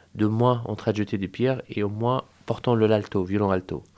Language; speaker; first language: French; non-native, fluent; Arabic